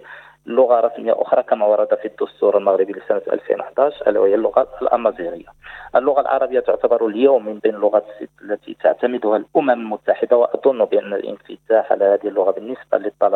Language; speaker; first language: Arabic; native; Arabic